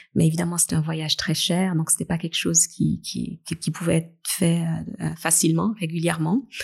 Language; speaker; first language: French; native; French